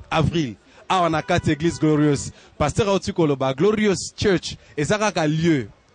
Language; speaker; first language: French; non-native, local second language; Lingala